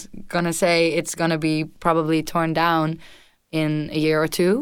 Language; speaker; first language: English; non-native, fluent; Dutch